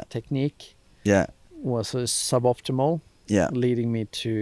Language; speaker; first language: English; non-native, fluent; Swedish